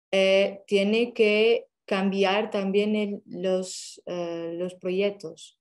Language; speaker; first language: Spanish; non-native, fluent; Portuguese